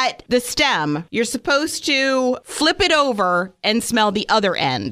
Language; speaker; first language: English; native; English